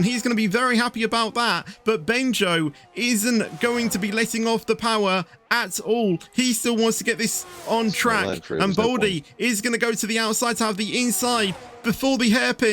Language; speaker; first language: English; native; English